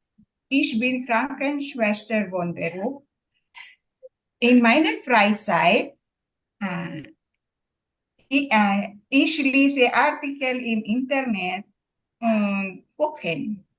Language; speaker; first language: German; non-native, learner; Filipino